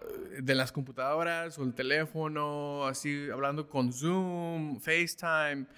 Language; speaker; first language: Spanish; early bilingual, heritage; Spanish